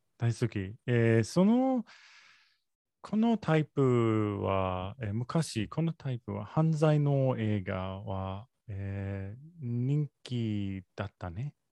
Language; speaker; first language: Japanese; non-native, learner; English